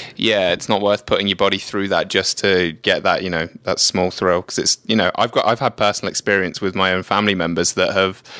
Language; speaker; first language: English; native; English